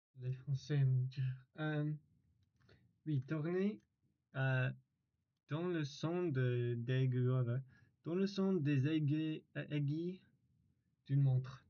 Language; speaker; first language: French; non-native, learner; English